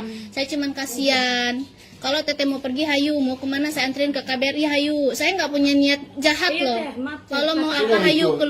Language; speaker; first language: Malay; non-native, local second language; Sundanese